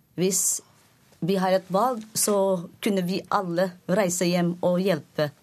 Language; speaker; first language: Norwegian; non-native, fluent; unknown